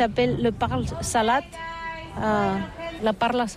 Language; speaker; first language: French; non-native, learner; Catalan